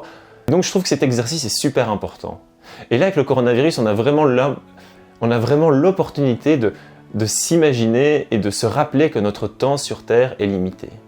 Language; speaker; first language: French; native; French